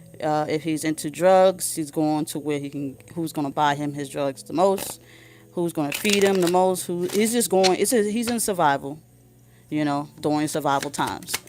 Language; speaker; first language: English; native; English